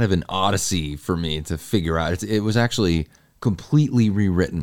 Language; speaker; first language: English; native; English